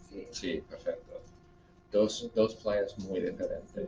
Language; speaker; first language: Spanish; non-native, fluent; English